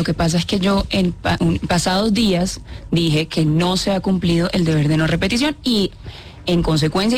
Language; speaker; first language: Spanish; native; Spanish